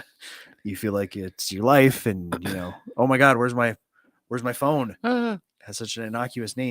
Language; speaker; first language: English; native; English